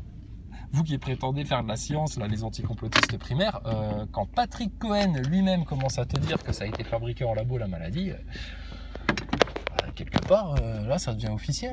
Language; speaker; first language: French; native; French